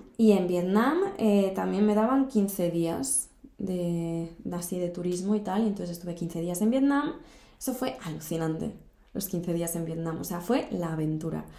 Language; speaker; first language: Spanish; native; Spanish